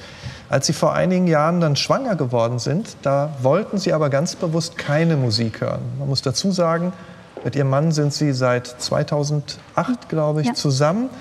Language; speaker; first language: German; native; German